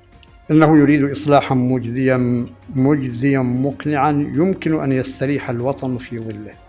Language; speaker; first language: Arabic; native; Arabic